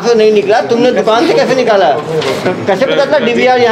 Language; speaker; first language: Hindi; native; Hindi